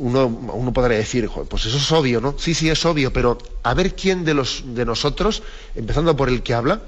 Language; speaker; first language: Spanish; native; Spanish